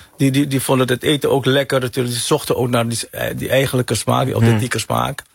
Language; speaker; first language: Dutch; early bilingual, other home language; Hakka Chinese